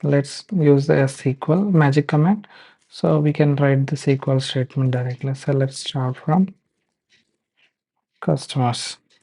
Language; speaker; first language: English; non-native, local second language; Telugu